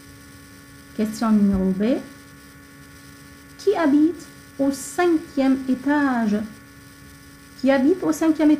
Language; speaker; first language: French; non-native, fluent; Arabic